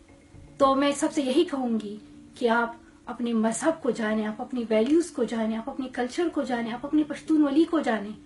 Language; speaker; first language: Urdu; non-native, local second language; Pashto